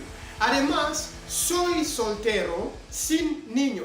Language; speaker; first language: Spanish; non-native, fluent; French